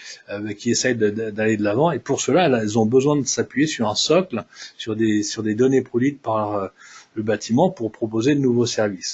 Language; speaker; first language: French; native; French